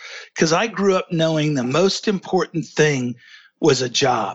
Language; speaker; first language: English; native; English